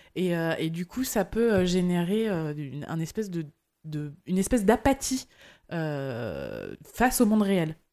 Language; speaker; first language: French; native; French